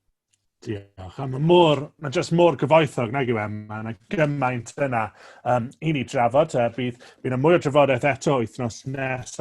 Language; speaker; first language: Welsh; native; Welsh